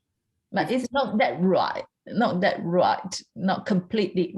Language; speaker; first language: English; non-native, learner; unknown